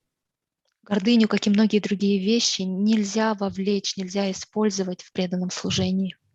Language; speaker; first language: Russian; native; Russian